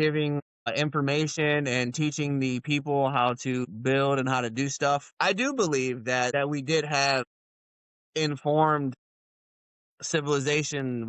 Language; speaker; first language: English; native; English